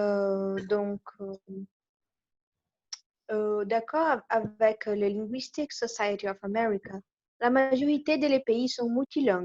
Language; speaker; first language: French; non-native, learner; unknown